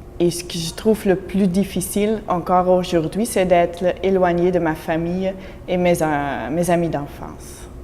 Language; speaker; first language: French; non-native, local second language; Dutch